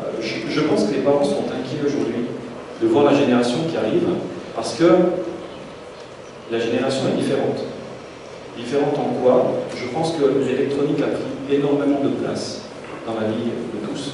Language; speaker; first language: French; native; French